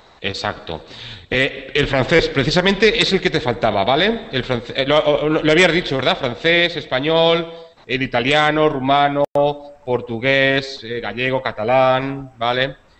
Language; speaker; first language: Spanish; native; Spanish